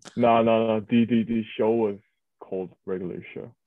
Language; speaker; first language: English; early bilingual, other home language; Korean